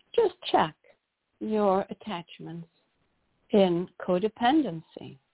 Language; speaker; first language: English; non-native, fluent; French